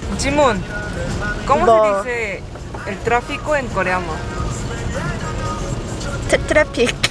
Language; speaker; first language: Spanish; early bilingual, other home language; Korean